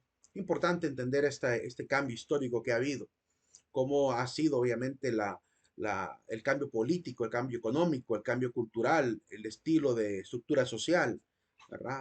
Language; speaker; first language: Spanish; native; Spanish